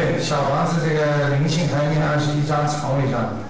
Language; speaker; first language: Chinese; native; Chinese